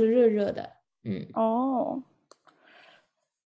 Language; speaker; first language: Chinese; early bilingual, other home language; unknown